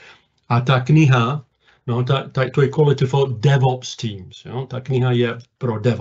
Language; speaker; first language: Czech; non-native, fluent; English